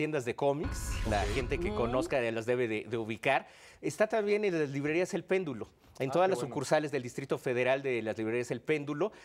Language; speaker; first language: Spanish; native; Spanish